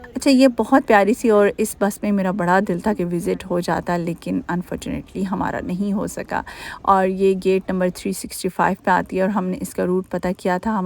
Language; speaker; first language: Urdu; native; Urdu